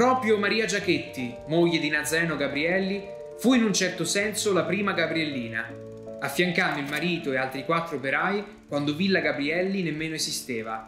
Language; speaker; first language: Italian; native; Italian